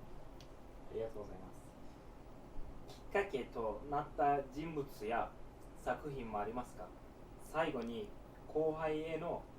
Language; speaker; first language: Japanese; non-native, learner; Turkish